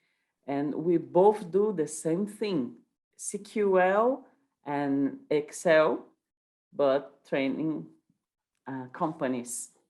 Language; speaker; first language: English; non-native, learner; Portuguese